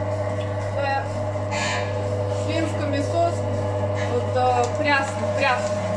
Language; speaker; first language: Bulgarian; non-native, learner; Russian